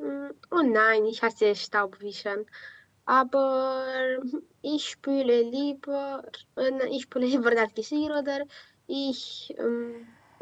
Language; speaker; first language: German; non-native, learner; Romanian